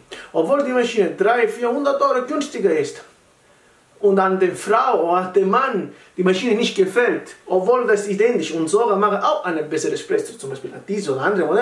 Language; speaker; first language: German; non-native, learner; Italian